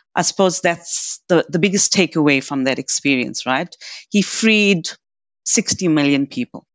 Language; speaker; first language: English; native; English